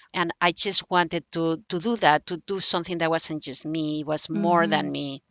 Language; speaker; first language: English; non-native, fluent; Spanish